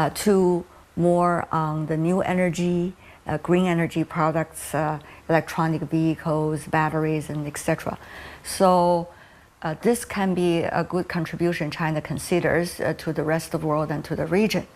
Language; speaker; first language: English; non-native, fluent; Chinese